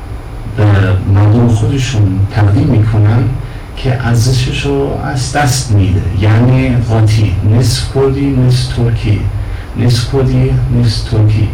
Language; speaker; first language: Persian; non-native, fluent; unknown